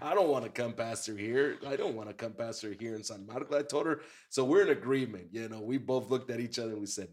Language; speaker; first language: English; early bilingual, other home language; Spanish